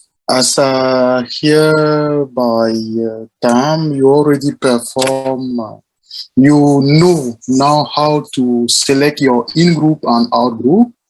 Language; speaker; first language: English; non-native, fluent; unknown